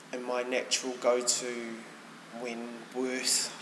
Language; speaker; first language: English; native; English